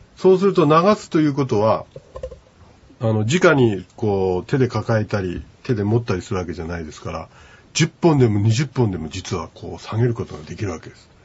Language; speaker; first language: Japanese; native; Japanese